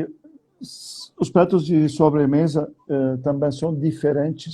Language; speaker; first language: Portuguese; non-native, fluent; Turkish